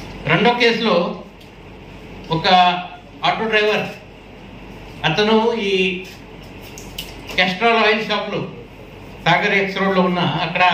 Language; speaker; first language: Telugu; native; Telugu